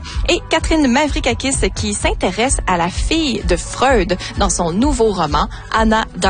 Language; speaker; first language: French; native; French